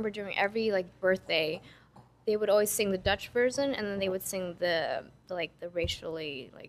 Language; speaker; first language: English; non-native, fluent; Dutch